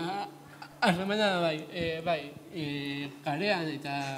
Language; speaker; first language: Basque; non-native, local second language; Spanish